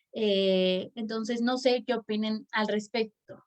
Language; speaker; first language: Spanish; native; Spanish